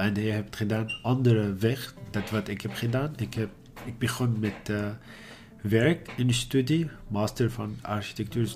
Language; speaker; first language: Dutch; non-native, learner; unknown